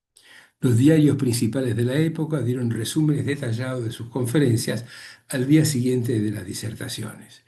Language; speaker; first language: Spanish; native; Spanish